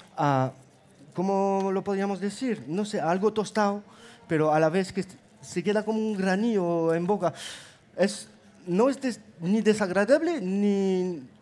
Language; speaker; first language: Spanish; non-native, fluent; German